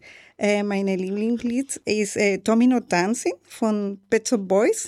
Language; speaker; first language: German; non-native, learner; Spanish